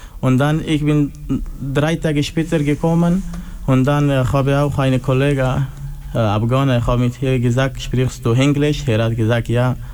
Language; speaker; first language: German; non-native, learner; Pashto